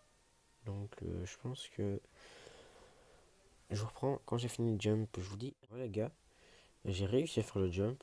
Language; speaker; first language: French; native; French